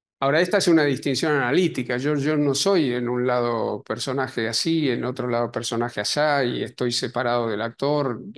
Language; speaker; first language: Spanish; native; Spanish